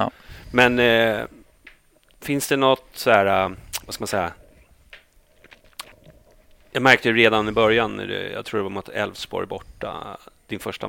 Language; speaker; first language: Swedish; native; Swedish